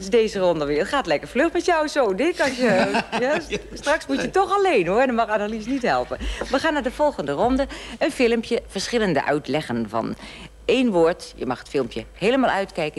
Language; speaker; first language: Dutch; native; Dutch